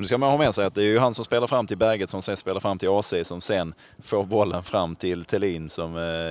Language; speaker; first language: Swedish; native; Swedish